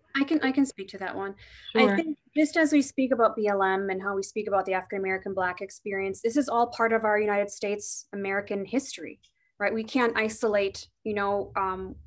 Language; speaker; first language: English; native; English